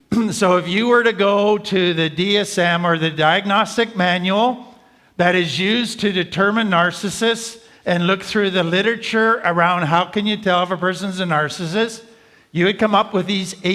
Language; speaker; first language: English; native; English